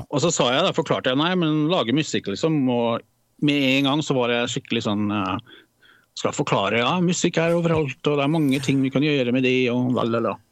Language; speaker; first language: Norwegian; early bilingual, other home language; Polish